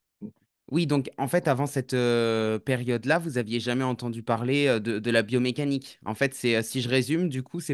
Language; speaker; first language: French; native; French